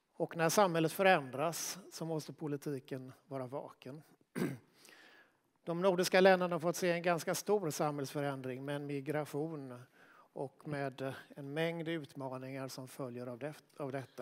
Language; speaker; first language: Swedish; native; Swedish